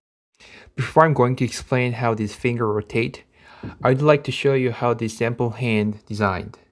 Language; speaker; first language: English; non-native, fluent; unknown